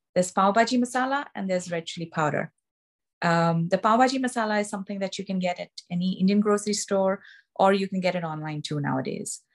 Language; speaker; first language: English; non-native, local second language; Gujarati